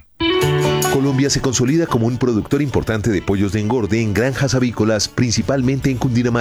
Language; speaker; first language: Spanish; native; Spanish